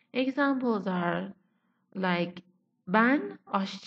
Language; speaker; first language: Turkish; non-native, fluent; Persian